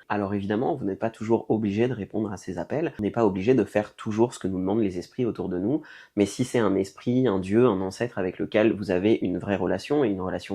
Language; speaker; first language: French; native; French